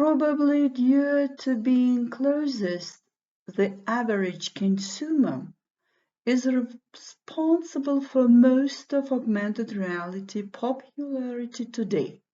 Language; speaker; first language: English; non-native, fluent; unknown